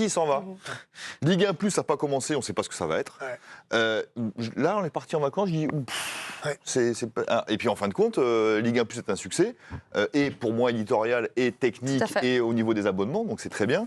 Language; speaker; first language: French; native; French